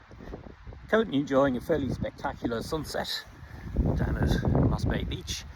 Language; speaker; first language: English; native; English